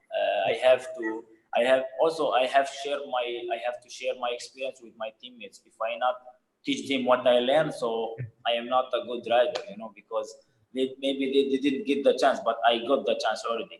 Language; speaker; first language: English; non-native, fluent; Arabic